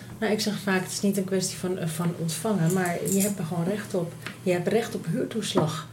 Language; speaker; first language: Dutch; native; Dutch